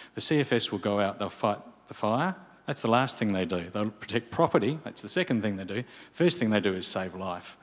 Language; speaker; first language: English; native; English